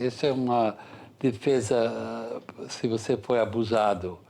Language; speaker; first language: Portuguese; non-native, fluent; English